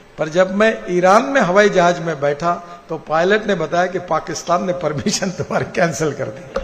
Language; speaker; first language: Hindi; non-native, local second language; Marathi